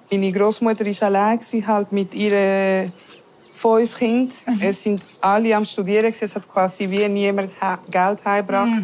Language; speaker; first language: German; early bilingual, other home language; Spanish